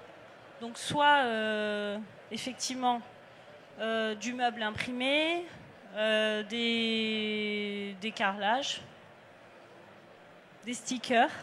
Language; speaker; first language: French; native; French